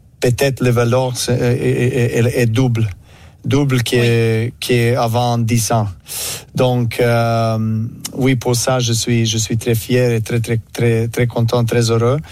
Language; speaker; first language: French; non-native, learner; Serbian